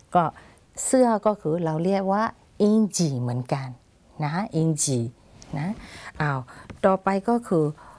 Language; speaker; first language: Thai; non-native, fluent; Burmese